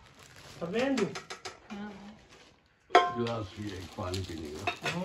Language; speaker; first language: Portuguese; non-native, learner; Hindi